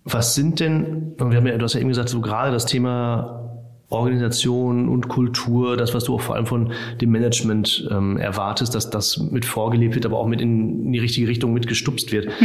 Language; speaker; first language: German; native; German